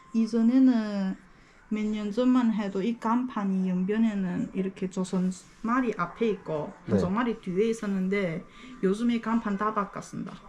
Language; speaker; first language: Korean; early bilingual, heritage; Korean